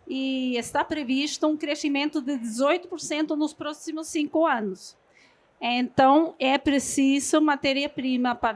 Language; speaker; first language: Portuguese; non-native, fluent; Norwegian